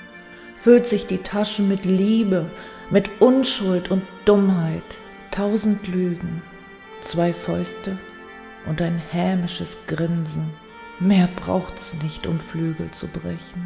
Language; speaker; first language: German; native; German